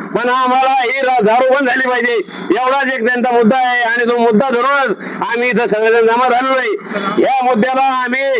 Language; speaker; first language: Marathi; native; Marathi